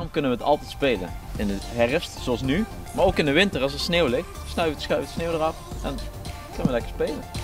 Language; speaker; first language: Dutch; native; Dutch